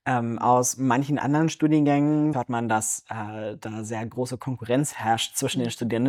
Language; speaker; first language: German; native; German